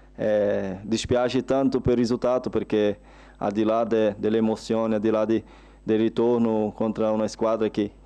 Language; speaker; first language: Italian; non-native, fluent; Portuguese